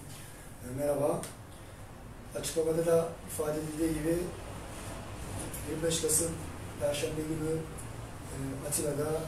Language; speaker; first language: Turkish; native; Turkish